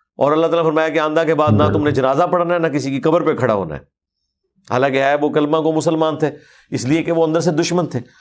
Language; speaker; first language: Urdu; non-native, local second language; Punjabi